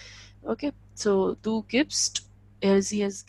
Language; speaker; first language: German; non-native, local second language; Hindi